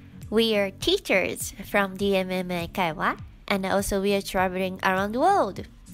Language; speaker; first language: English; non-native, fluent; Japanese